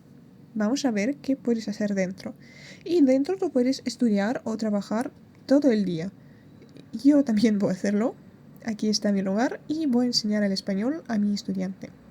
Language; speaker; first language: Spanish; non-native, fluent; Russian